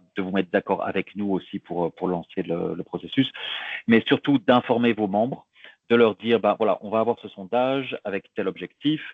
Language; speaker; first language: French; native; French